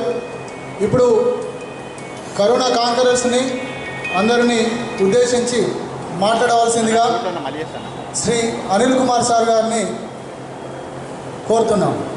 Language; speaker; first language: Telugu; native; Telugu